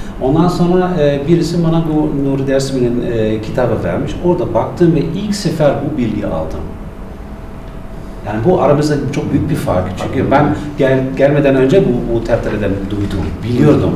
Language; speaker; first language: Turkish; non-native, fluent; German